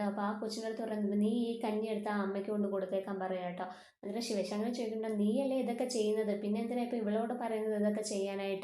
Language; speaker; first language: Malayalam; native; Malayalam